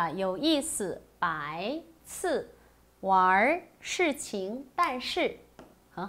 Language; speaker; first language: Chinese; non-native, fluent; Korean